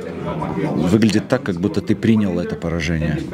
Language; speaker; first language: Russian; native; Russian